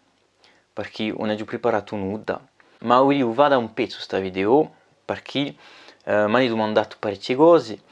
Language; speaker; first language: Italian; non-native, learner; French